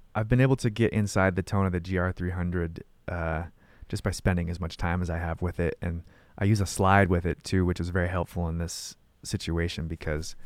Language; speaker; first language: English; native; English